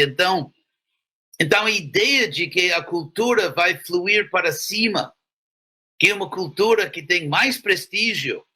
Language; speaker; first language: Portuguese; non-native, fluent; English